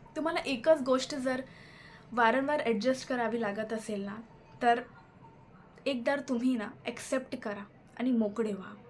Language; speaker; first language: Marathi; non-native, local second language; Hindi